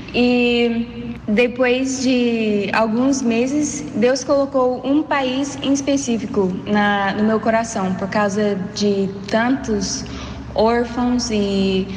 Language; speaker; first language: Portuguese; non-native, learner; English